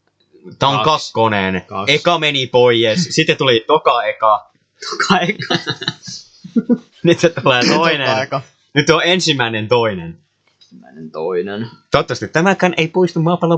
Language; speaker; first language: Finnish; native; Finnish